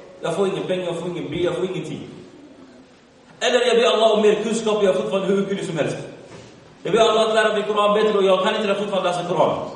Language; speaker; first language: Swedish; early bilingual, other home language; Arabic